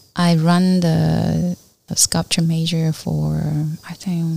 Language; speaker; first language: English; non-native, learner; Chinese